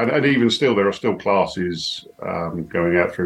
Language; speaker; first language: English; native; English